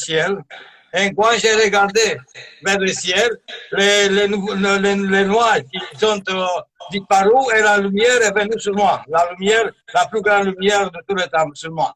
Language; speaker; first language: French; non-native, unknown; Romanian